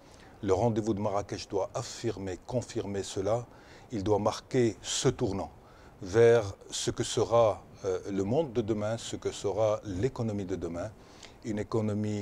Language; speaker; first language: French; non-native, local second language; Arabic